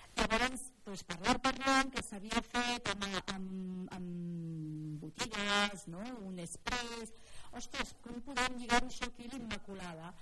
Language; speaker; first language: Catalan; native; Catalan